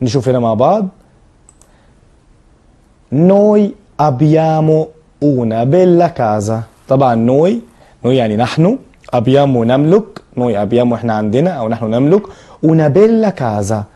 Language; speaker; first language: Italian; non-native, fluent; Arabic